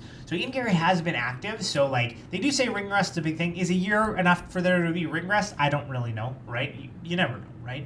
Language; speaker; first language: English; native; English